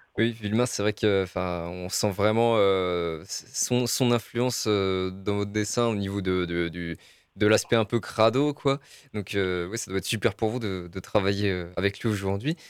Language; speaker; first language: French; native; French